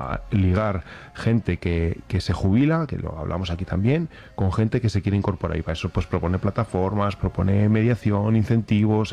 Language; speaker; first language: Spanish; native; Spanish